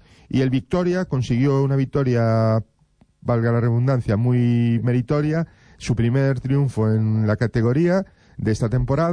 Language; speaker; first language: Spanish; native; Spanish